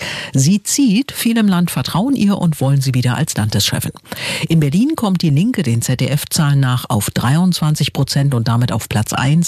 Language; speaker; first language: German; native; German